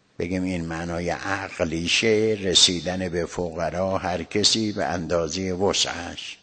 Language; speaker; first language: Persian; native; Persian